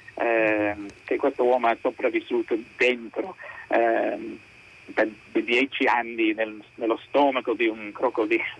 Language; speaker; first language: Italian; non-native, fluent; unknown